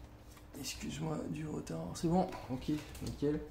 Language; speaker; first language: French; native; French